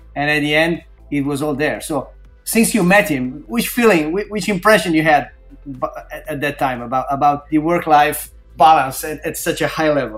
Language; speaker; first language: English; non-native, fluent; Italian